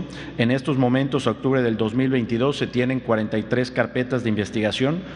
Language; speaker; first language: Spanish; native; Spanish